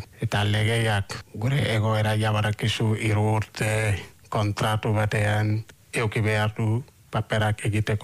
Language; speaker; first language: Basque; non-native, fluent; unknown